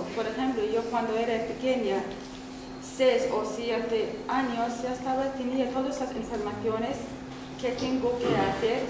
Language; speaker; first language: Spanish; non-native, learner; Arabic